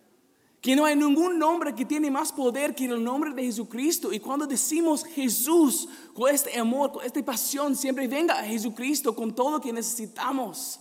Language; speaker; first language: Spanish; non-native, fluent; English